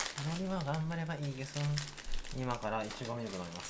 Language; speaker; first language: Japanese; native; Japanese